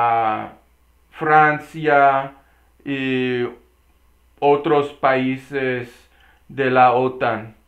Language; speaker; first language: Spanish; non-native, learner; English